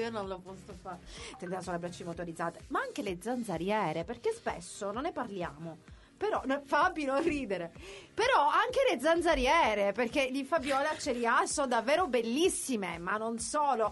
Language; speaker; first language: Italian; native; Italian